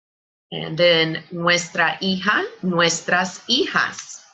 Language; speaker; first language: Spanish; non-native, fluent; English